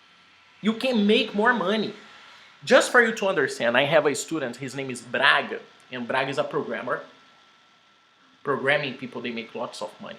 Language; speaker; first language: English; non-native, fluent; Portuguese